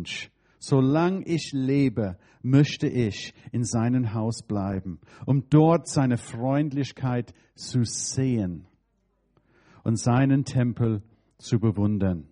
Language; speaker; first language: German; non-native, fluent; English